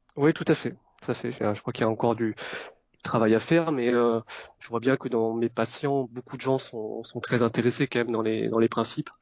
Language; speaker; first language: French; early bilingual, other home language; Vietnamese